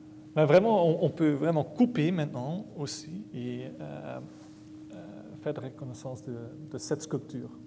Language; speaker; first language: French; non-native, learner; Dutch